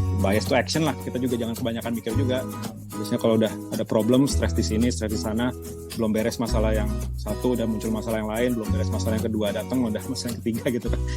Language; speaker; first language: Indonesian; native; Indonesian